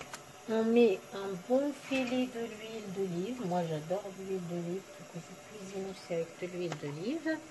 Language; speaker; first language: French; non-native, local second language; Arabic